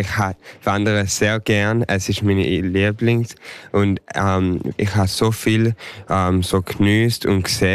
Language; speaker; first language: German; early bilingual, heritage; English